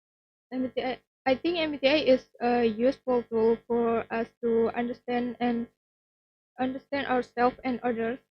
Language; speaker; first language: English; non-native, learner; Indonesian